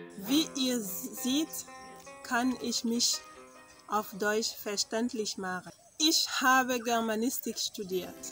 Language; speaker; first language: German; non-native, learner; Mossi